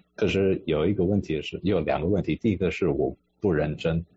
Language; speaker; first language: Chinese; non-native, fluent; English